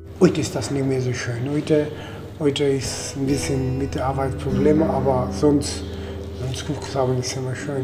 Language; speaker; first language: German; early bilingual, other home language; Portuguese